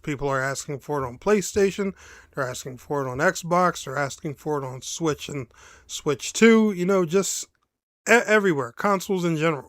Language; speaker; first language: English; native; English